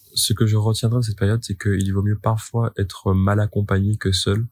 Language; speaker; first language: French; native; French